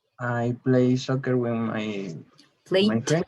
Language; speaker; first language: English; non-native, learner; Spanish